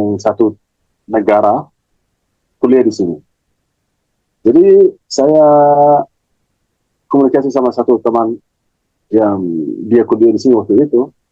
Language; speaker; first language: Indonesian; non-native, fluent; Arabic